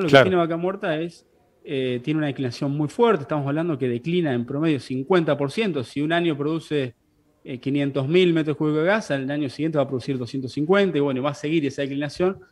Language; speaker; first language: Spanish; native; Spanish